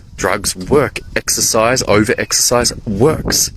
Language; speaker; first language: English; native; English